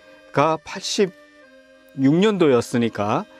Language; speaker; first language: Korean; native; Korean